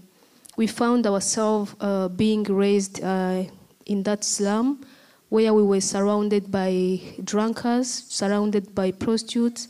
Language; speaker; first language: English; non-native, local second language; Kinyarwanda